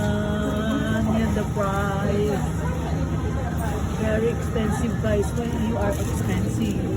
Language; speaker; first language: English; non-native, local second language; Filipino